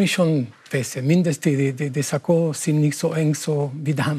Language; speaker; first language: German; non-native, learner; Spanish